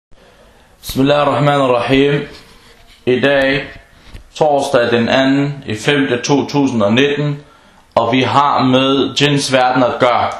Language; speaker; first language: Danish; non-native, fluent; Arabic